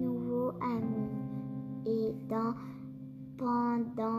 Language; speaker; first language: French; early bilingual, heritage; French